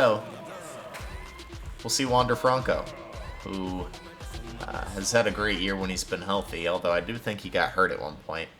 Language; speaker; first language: English; native; English